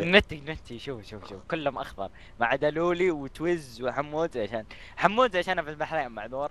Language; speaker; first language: Arabic; native; Arabic